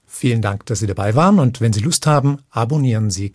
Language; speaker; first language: German; native; German